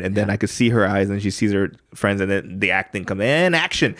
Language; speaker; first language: English; early bilingual, other home language; Korean